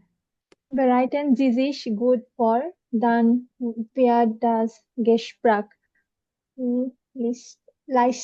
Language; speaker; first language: German; non-native, learner; Bangla